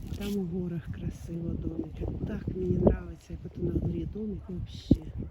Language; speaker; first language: Ukrainian; native; Ukrainian